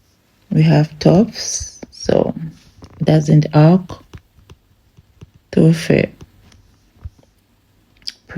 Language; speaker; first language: German; non-native, fluent; English